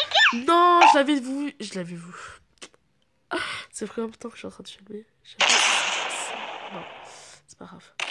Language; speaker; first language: French; native; French